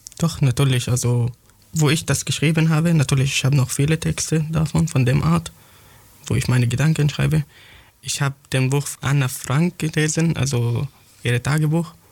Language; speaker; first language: German; non-native, fluent; Arabic